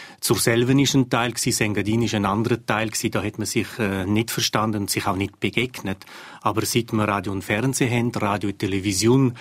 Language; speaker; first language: German; non-native, local second language; Romansh